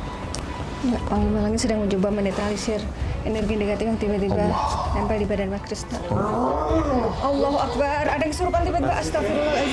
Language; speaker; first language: Indonesian; native; Indonesian